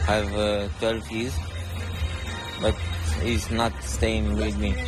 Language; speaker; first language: English; non-native, learner; Romanian